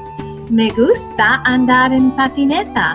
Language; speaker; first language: Spanish; non-native, fluent; English